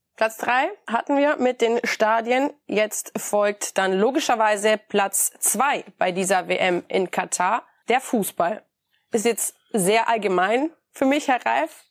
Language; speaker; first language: German; native; German